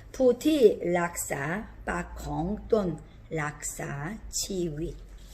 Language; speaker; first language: Thai; non-native, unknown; Korean